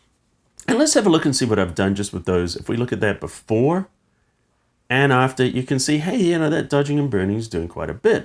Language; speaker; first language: English; native; English